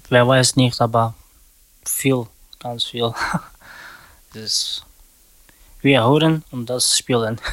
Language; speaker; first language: German; non-native, learner; Slovak